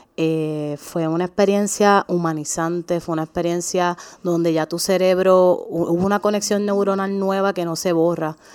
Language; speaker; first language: Spanish; native; Spanish